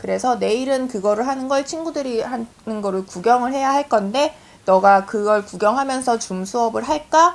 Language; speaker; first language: Korean; native; Korean